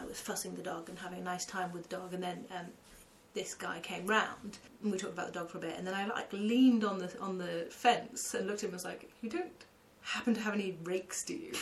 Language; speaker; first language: English; native; English